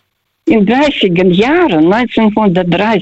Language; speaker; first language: German; non-native, fluent; Russian